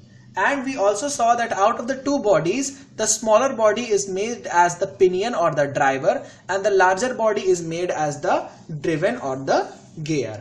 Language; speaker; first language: English; non-native, local second language; Hindi